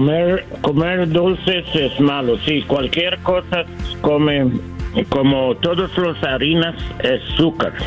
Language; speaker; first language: Spanish; non-native, learner; English